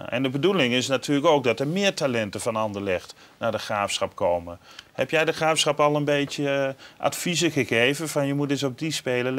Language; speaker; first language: Dutch; native; Dutch